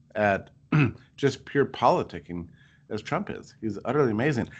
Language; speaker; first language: English; native; English